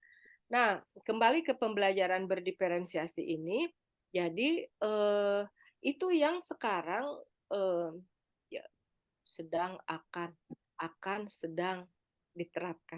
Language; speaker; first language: Indonesian; native; Indonesian